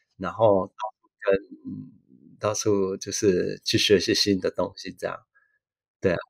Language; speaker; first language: Chinese; native; Chinese